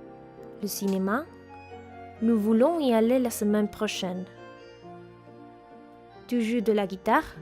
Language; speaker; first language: French; non-native, fluent; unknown